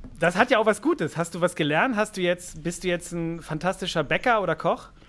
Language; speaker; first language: German; native; German